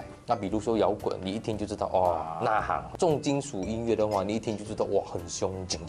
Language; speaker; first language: Chinese; native; Chinese